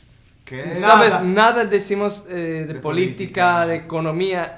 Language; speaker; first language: Spanish; non-native, fluent; Italian